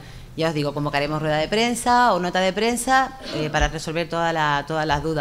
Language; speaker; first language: Spanish; native; Spanish